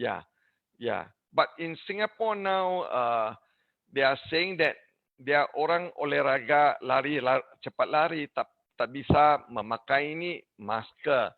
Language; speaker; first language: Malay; non-native, learner; English